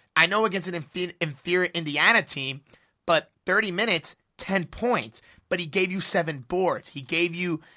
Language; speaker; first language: English; native; English